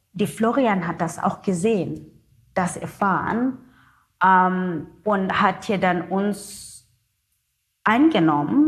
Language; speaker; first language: German; non-native, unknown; Zulu